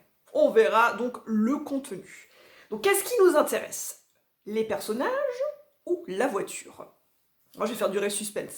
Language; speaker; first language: French; native; French